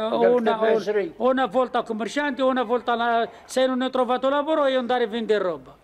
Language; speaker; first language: Italian; non-native, learner; Arabic